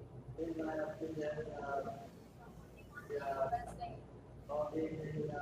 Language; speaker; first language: English; non-native, learner; Vietnamese